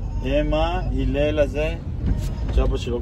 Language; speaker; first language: Hebrew; native; Hebrew